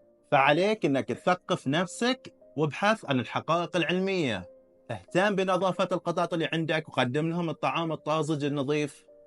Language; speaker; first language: Arabic; native; Arabic